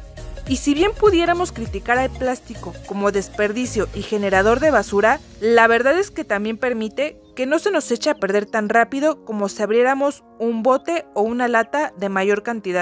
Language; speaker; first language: Spanish; native; Spanish